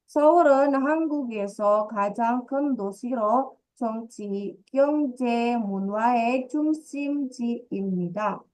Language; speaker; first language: Korean; non-native, fluent; Indonesian